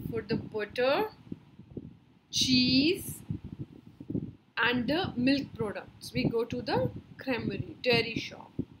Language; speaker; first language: English; non-native, local second language; Hindi